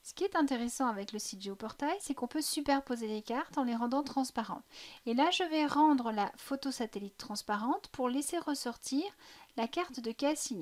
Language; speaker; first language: French; native; French